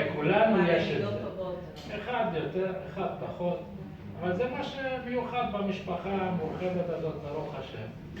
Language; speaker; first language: Hebrew; early bilingual, other home language; Persian